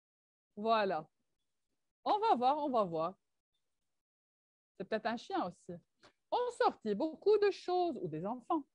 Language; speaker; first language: French; non-native, local second language; Arabic